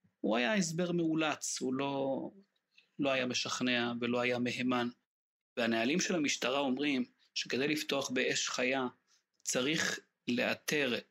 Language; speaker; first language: Hebrew; non-native, local second language; Arabic